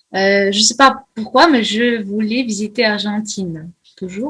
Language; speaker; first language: French; non-native, fluent; Russian